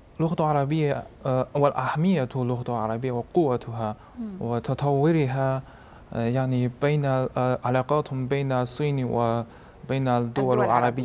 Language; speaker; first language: Arabic; non-native, learner; Chinese